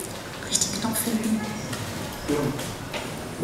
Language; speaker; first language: German; native; German